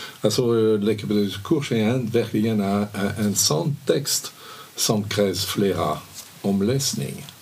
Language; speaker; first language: Swedish; non-native, fluent; French